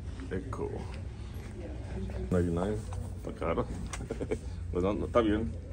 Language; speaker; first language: Spanish; early bilingual, heritage; Spanish